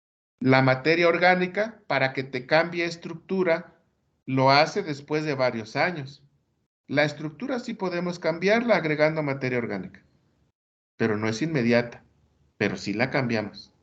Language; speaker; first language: Spanish; native; Spanish